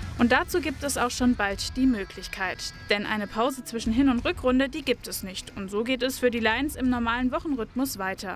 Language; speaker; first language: German; native; German